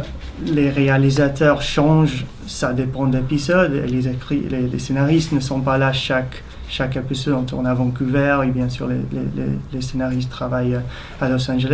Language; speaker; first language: French; non-native, fluent; English